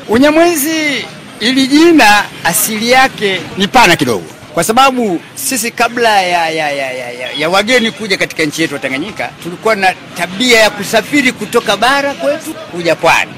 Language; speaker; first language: Swahili; non-native, local second language; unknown